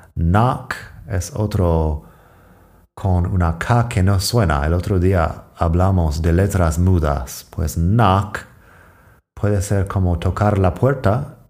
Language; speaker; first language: Spanish; non-native, fluent; English